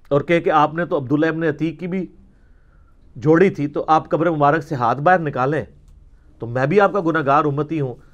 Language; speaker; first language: Urdu; non-native, local second language; Punjabi